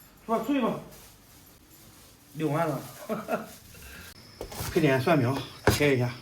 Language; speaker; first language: Chinese; native; Chinese